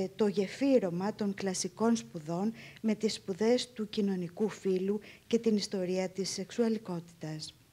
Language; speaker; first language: Greek; native; Greek